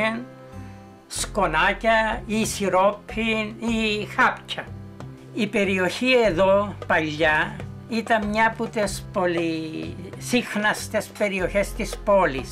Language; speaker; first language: Greek; native; Greek